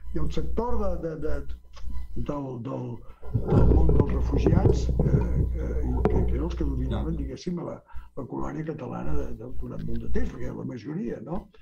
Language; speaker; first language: Catalan; early bilingual, heritage; Catalan